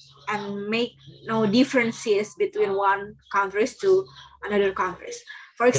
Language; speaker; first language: English; non-native, learner; Indonesian